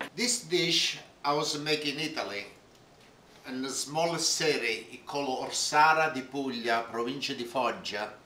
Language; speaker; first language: English; non-native, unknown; Italian